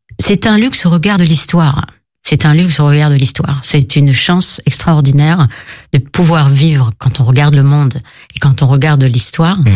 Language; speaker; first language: French; native; French